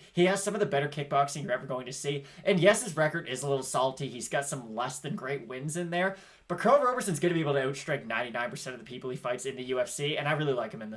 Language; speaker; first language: English; native; English